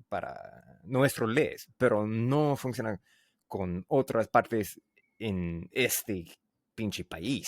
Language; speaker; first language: Spanish; non-native, learner; English